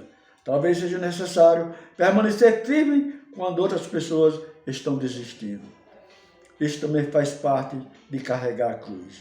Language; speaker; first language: Portuguese; native; Portuguese